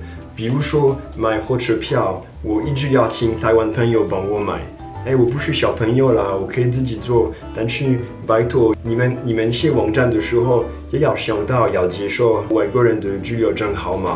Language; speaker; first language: Chinese; non-native, fluent; French